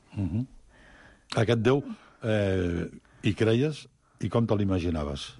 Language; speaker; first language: Catalan; native; Catalan